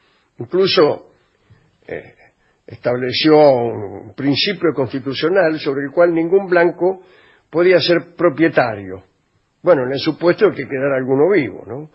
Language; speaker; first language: Spanish; native; Spanish